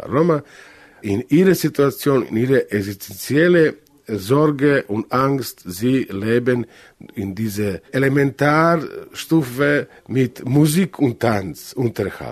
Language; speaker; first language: German; non-native, learner; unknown